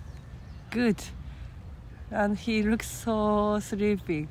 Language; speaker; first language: English; non-native, fluent; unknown